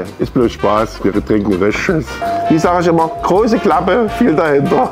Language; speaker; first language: German; native; German